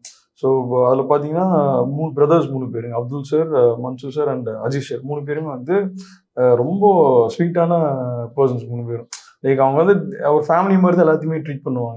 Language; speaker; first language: Tamil; native; Tamil